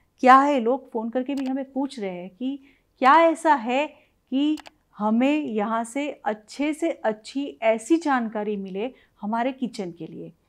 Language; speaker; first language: Hindi; non-native, local second language; Gujarati